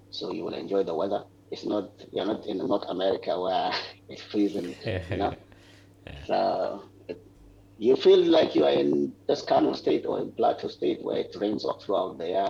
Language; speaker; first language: English; non-native, local second language; Hausa